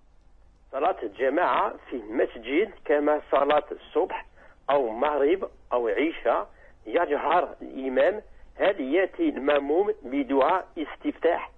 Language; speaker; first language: Arabic; non-native, learner; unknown